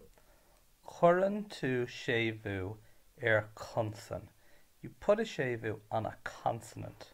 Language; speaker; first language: Irish; non-native, learner; English